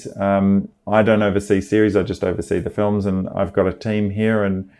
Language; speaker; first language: English; native; English